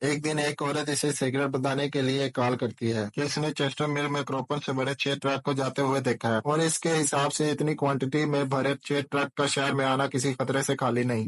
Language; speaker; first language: Hindi; native; Hindi